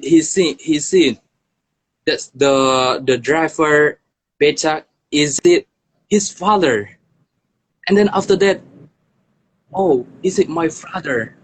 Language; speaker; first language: English; non-native, learner; Indonesian